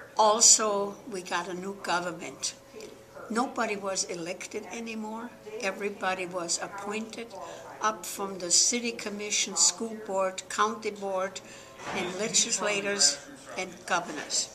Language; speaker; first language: English; non-native, fluent; German